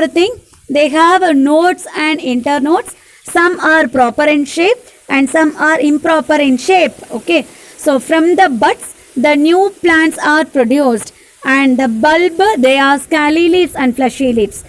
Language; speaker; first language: English; non-native, local second language; Tamil